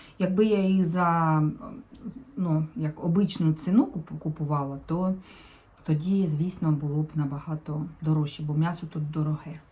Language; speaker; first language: Ukrainian; native; Ukrainian